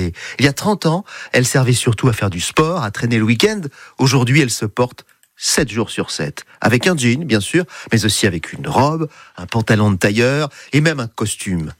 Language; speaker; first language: French; native; French